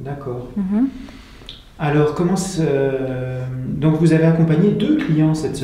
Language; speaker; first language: French; native; French